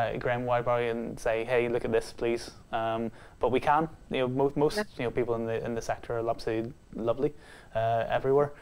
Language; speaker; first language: English; native; English